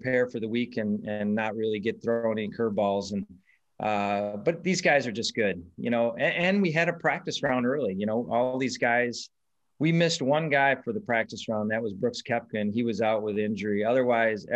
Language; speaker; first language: English; native; English